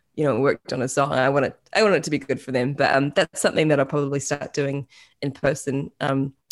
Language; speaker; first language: English; native; English